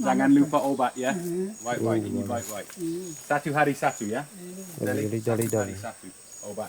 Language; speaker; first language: Indonesian; non-native, learner; English